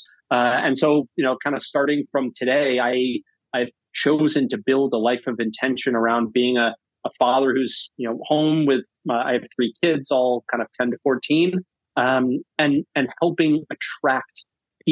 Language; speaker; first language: English; native; English